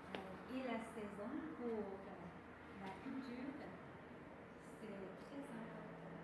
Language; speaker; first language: French; non-native, fluent; Chinese